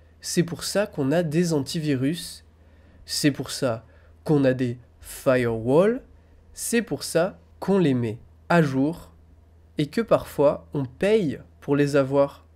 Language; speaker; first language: French; native; French